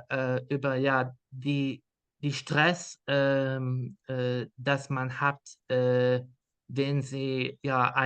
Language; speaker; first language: German; non-native, learner; Dutch